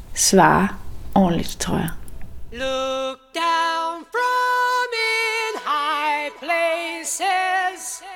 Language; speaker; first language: Danish; native; Danish